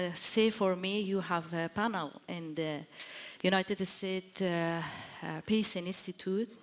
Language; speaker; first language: English; non-native, learner; Persian